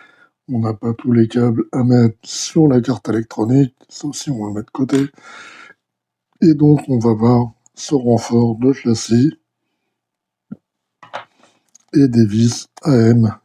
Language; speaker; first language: French; native; French